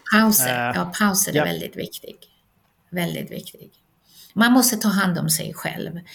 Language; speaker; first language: Swedish; non-native, fluent; Persian